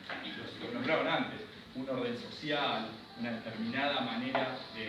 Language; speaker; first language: Spanish; native; Spanish